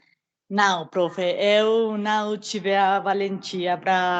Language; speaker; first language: Portuguese; non-native, learner; Spanish